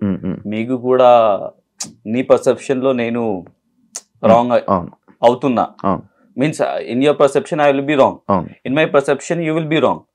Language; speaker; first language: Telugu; non-native, local second language; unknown